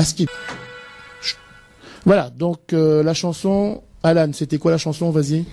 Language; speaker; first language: French; native; French